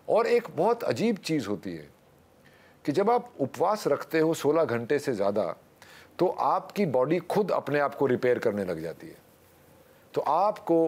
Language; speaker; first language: Hindi; native; Hindi